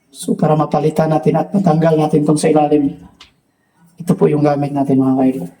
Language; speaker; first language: Filipino; non-native, local second language; Cebuano